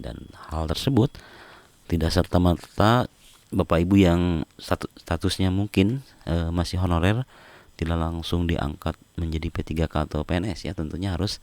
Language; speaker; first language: Indonesian; native; Indonesian